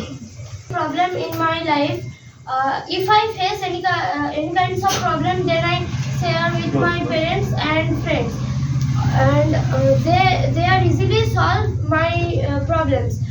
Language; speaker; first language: English; non-native, learner; Bangla